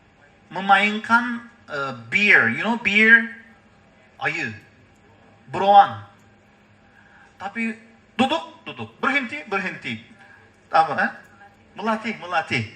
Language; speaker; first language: Indonesian; non-native, learner; Turkish